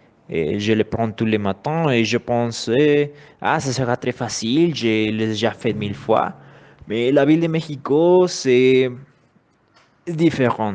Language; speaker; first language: French; non-native, learner; Spanish